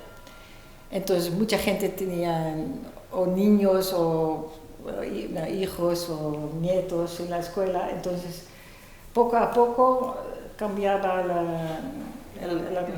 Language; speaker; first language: Spanish; non-native, fluent; Dutch